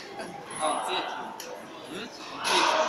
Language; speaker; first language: Russian; native; Russian